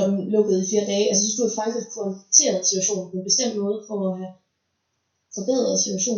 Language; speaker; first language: Danish; native; Danish